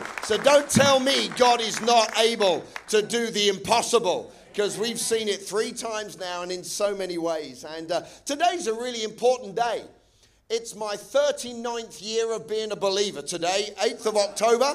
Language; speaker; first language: English; native; English